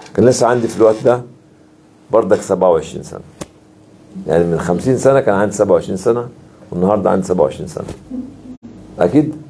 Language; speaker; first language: Arabic; native; Arabic